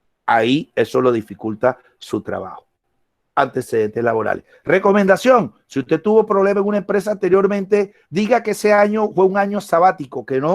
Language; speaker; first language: Spanish; native; Spanish